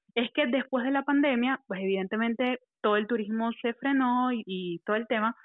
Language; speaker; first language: Spanish; native; Spanish